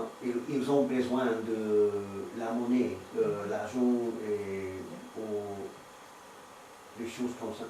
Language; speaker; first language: French; non-native, learner; English